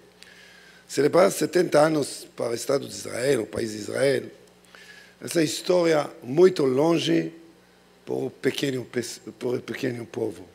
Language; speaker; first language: Portuguese; non-native, learner; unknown